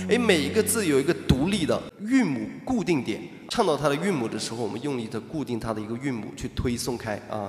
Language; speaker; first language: Chinese; native; Chinese